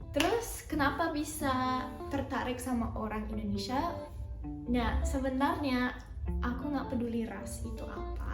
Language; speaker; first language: Indonesian; non-native, fluent; English